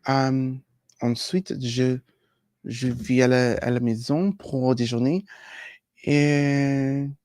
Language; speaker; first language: French; non-native, learner; English